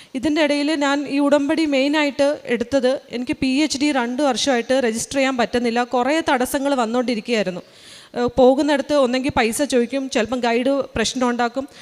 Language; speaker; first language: Malayalam; early bilingual, heritage; Malayalam